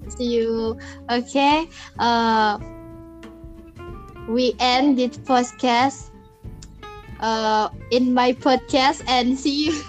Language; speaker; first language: English; non-native, learner; Indonesian